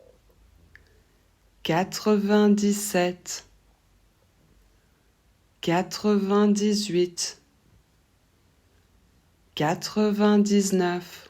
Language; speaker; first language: French; native; French